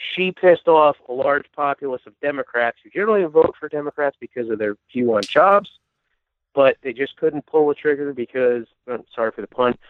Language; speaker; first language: English; native; English